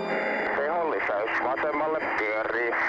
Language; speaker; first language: Finnish; native; Finnish